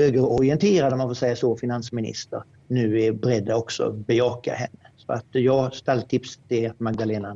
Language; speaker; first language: Swedish; native; Swedish